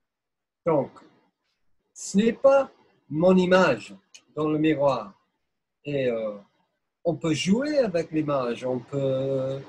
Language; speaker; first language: French; non-native, fluent; English